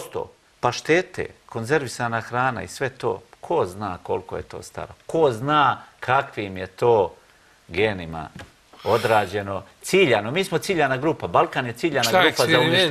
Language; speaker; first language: Croatian; native; Croatian